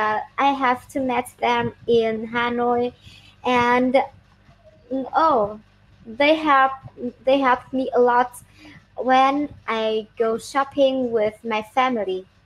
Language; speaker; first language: English; non-native, learner; Vietnamese